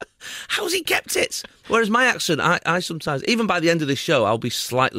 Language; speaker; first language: English; native; English